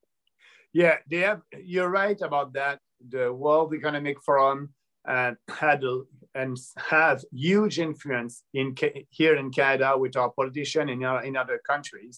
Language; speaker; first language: English; non-native, local second language; French